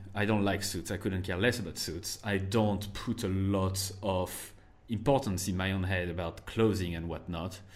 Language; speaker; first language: English; non-native, fluent; French